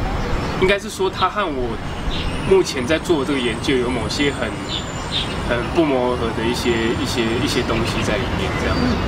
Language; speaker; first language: Chinese; native; Chinese